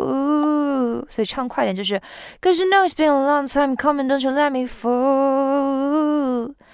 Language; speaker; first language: English; non-native, fluent; Chinese